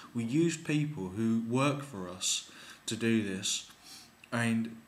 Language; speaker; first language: English; native; English